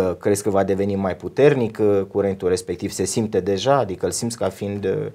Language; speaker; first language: Romanian; native; Romanian